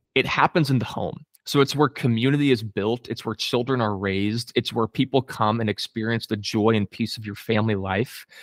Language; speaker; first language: English; native; English